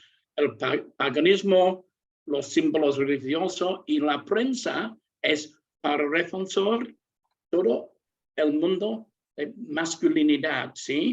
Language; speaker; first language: Spanish; non-native, learner; English